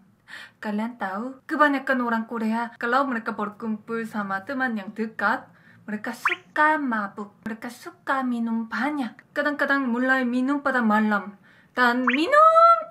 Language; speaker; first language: Indonesian; non-native, fluent; Korean